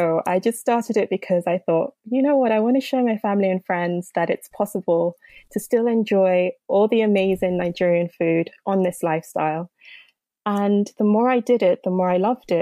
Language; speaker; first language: English; non-native, local second language; Yoruba